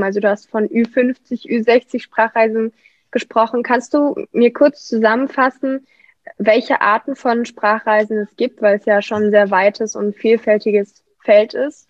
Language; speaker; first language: German; native; German